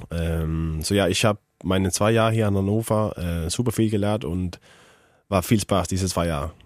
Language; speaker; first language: German; non-native, learner; Faroese